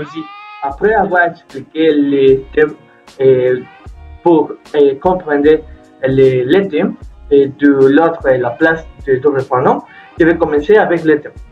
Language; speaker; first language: French; non-native, learner; Spanish